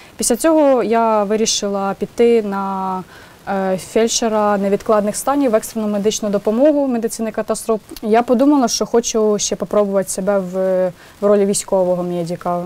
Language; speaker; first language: Ukrainian; native; Ukrainian